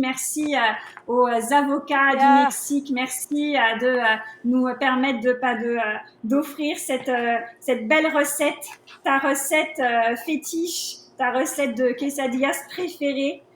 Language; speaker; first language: French; native; French